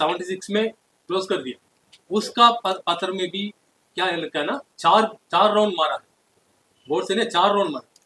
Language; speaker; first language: Hindi; non-native, learner; Tamil